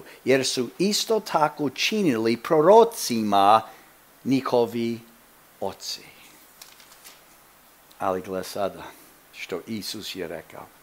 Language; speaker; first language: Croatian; early bilingual, heritage; Croatian